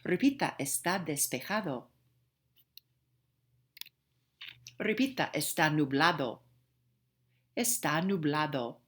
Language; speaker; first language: Spanish; non-native, fluent; English